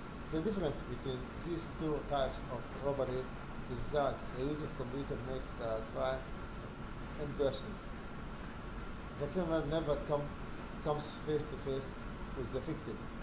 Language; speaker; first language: English; non-native, fluent; Arabic